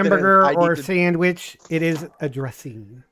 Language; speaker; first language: English; native; English